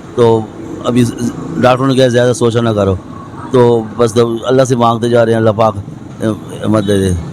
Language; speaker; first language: Urdu; non-native, local second language; Pashto